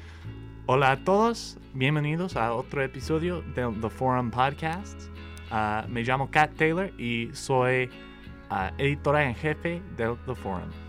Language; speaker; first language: Spanish; non-native, learner; English